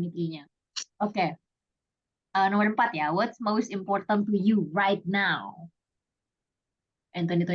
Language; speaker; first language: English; non-native, fluent; Indonesian